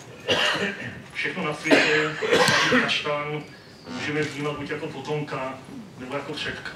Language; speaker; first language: Czech; native; Czech